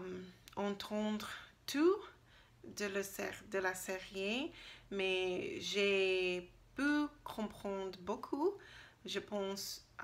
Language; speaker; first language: French; non-native, learner; English